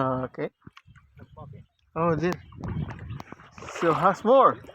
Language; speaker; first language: English; non-native, learner; Filipino